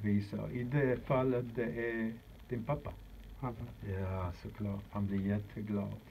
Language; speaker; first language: Swedish; non-native, fluent; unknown